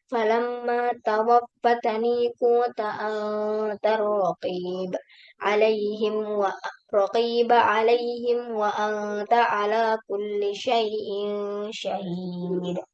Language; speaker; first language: Arabic; non-native, learner; Indonesian